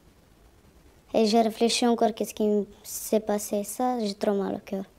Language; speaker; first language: French; non-native, learner; Romanian